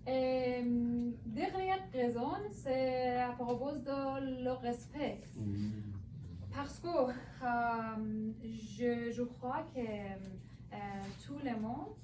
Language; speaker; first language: French; non-native, learner; Persian